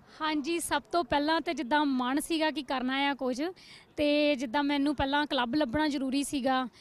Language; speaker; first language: Punjabi; native; Punjabi